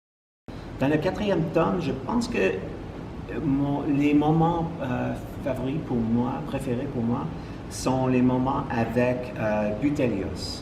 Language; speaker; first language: French; non-native, local second language; English